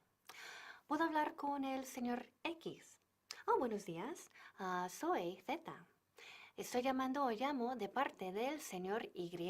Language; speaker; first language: Spanish; non-native, fluent; English